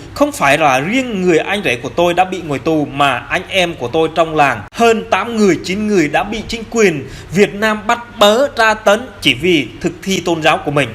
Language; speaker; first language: Vietnamese; non-native, local second language; Jarai